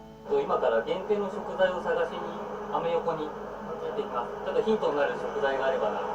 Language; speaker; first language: Japanese; native; Japanese